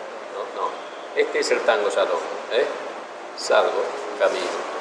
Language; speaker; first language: Spanish; native; Spanish